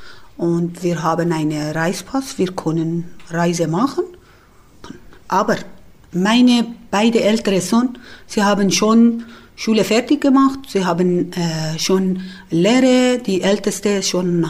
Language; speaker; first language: German; non-native, learner; Kurdish